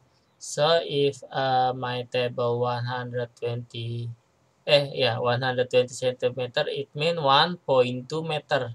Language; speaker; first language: English; non-native, learner; Indonesian